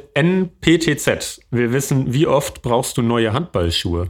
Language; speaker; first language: German; native; German